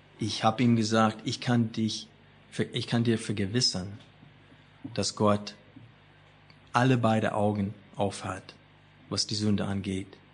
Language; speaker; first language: German; non-native, fluent; English